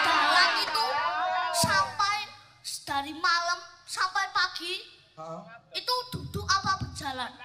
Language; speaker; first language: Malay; non-native, local second language; Javanese